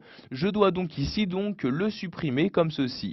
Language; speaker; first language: French; native; French